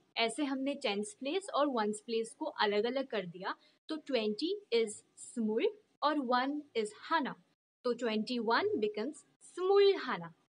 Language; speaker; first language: Hindi; native; Hindi